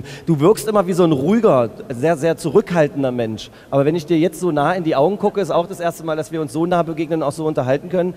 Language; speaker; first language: German; native; German